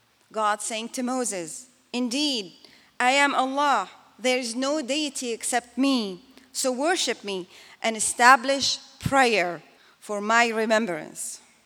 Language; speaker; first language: English; non-native, fluent; Arabic